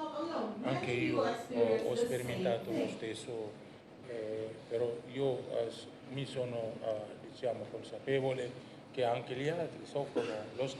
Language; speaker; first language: Italian; non-native, learner; Indonesian